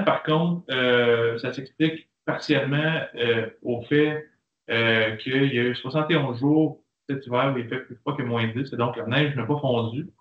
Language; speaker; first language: French; native; French